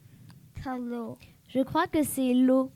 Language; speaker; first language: French; non-native, learner; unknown